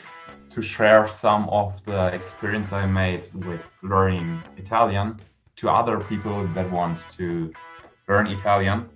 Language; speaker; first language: English; non-native, fluent; German